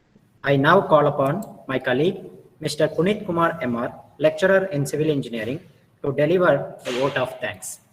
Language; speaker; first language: English; non-native, local second language; Kannada